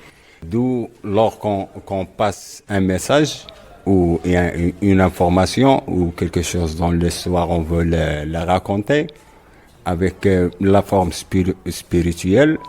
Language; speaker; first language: French; non-native, local second language; Arabic